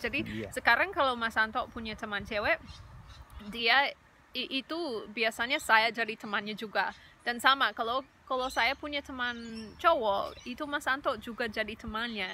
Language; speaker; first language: Indonesian; non-native, fluent; English